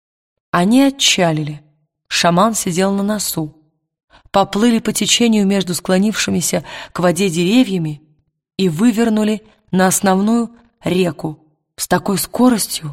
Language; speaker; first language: Russian; native; Russian